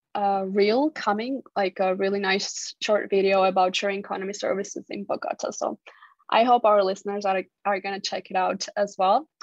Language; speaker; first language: English; non-native, fluent; Georgian